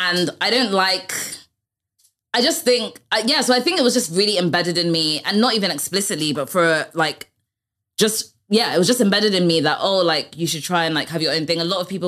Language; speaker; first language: English; native; English